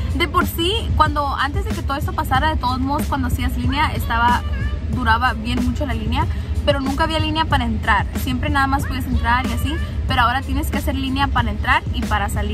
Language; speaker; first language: Spanish; early bilingual, heritage; Spanish